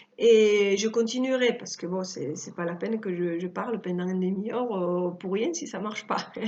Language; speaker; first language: French; early bilingual, other home language; Spanish